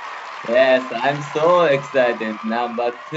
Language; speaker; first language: English; non-native, learner; Japanese